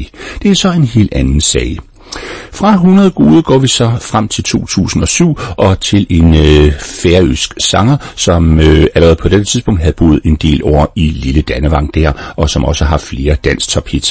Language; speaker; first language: Danish; native; Danish